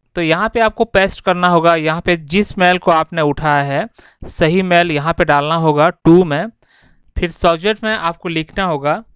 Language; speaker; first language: Hindi; non-native, local second language; Bangla